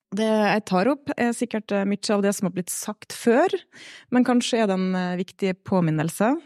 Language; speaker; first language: Norwegian; native; Norwegian